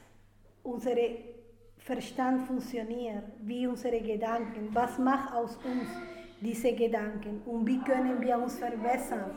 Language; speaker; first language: German; non-native, fluent; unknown